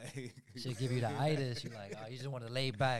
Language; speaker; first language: English; native; English